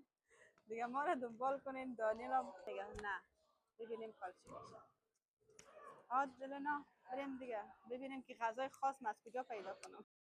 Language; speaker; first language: Persian; native; Persian